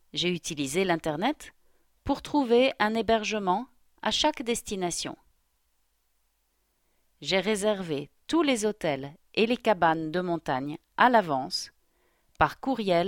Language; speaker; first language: French; non-native, learner; English